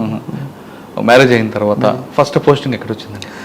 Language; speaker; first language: Telugu; native; Telugu